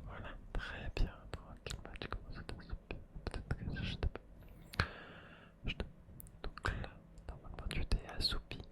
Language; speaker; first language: French; native; French